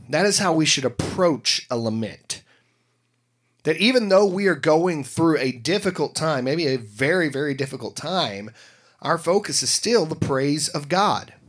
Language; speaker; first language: English; native; English